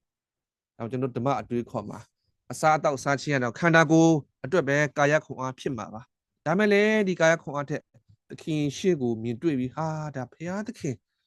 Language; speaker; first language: Burmese; non-native, local second language; S'gaw Karen